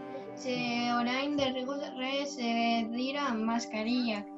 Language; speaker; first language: Basque; non-native, local second language; Spanish